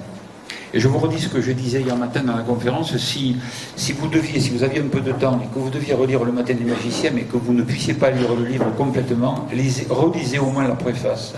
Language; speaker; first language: French; native; French